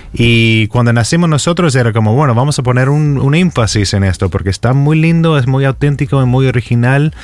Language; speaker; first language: Spanish; non-native, fluent; English